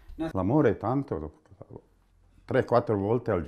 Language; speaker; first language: Italian; early bilingual, heritage; Italian